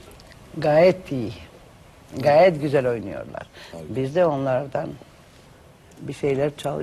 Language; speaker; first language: Turkish; non-native, learner; Macedonian